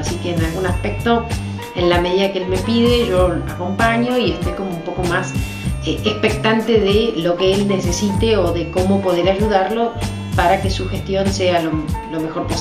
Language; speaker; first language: Spanish; native; Spanish